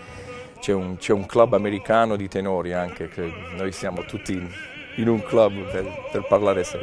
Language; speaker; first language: Italian; non-native, learner; English